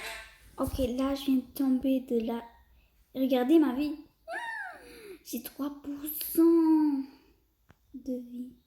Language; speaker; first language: French; early bilingual, other home language; Portuguese